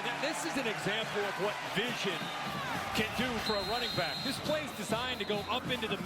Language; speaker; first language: English; native; English